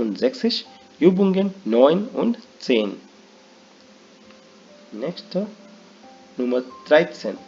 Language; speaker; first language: German; non-native, learner; Hindi